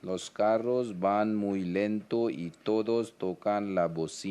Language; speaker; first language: Spanish; non-native, learner; Hindi